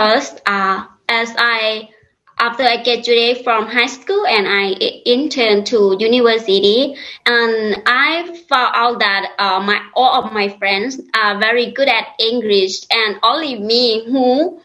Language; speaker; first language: English; non-native, learner; Lao